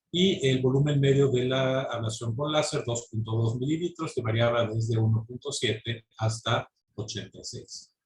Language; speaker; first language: Spanish; native; Spanish